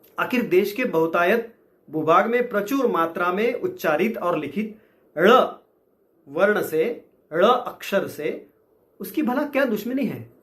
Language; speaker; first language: Hindi; non-native, local second language; Marathi